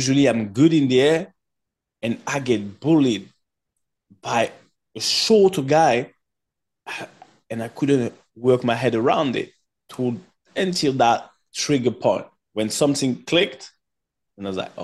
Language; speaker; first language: English; non-native, fluent; French